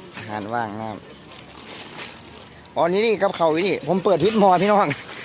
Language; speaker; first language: Thai; native; Thai